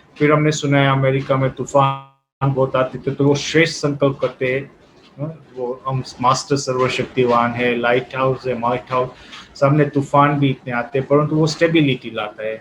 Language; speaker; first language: Hindi; non-native, fluent; Gujarati